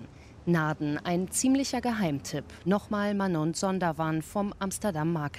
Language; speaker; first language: German; native; German